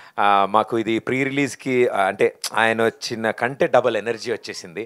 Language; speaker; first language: Telugu; native; Telugu